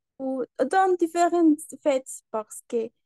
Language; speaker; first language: French; non-native, learner; Spanish